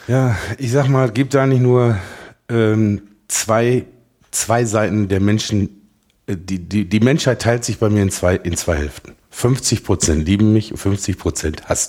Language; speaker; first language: German; native; German